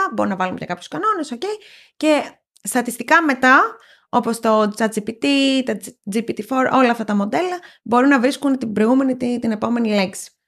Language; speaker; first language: Greek; native; Greek